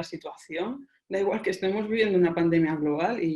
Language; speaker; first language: Spanish; native; Spanish